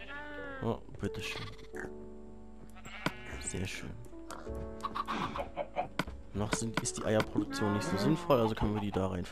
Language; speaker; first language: German; native; German